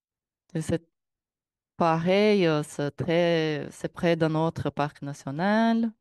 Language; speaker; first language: French; non-native, learner; Portuguese